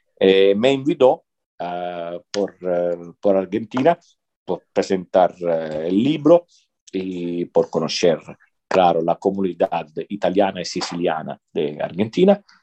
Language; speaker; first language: Spanish; non-native, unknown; Italian